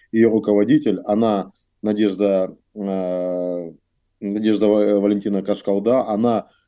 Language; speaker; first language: Russian; native; Russian